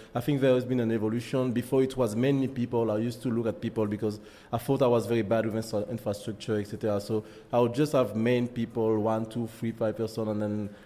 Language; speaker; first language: English; non-native, fluent; French